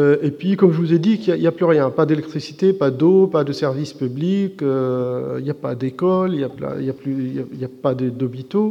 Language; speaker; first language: French; non-native, fluent; Arabic